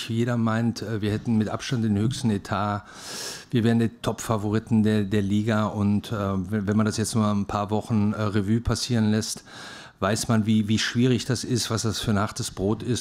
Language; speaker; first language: German; native; German